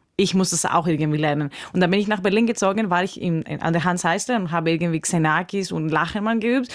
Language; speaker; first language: German; non-native, fluent; Greek